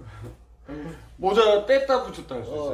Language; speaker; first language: Korean; native; Korean